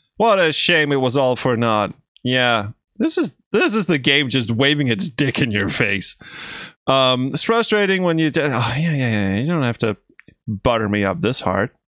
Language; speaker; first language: English; non-native, fluent; Danish